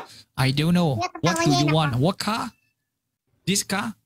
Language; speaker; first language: English; non-native, learner; Chinese